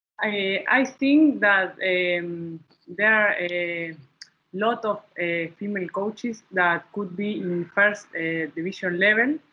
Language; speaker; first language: English; non-native, learner; Spanish